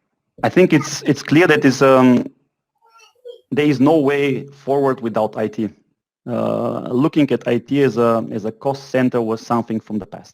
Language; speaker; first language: English; non-native, fluent; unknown